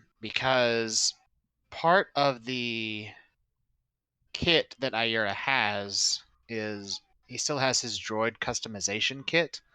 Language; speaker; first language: English; native; English